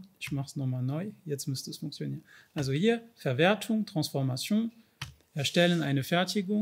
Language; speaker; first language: German; non-native, fluent; French